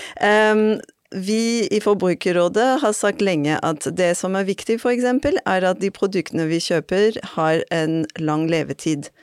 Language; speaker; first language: Norwegian; non-native, fluent; French